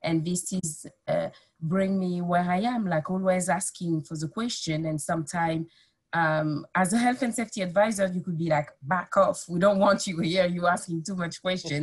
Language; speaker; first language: English; non-native, fluent; French